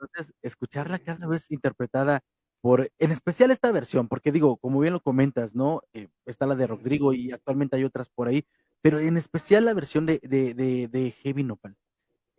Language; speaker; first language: Spanish; native; Spanish